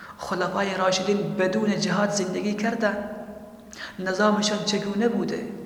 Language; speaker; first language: Persian; native; Persian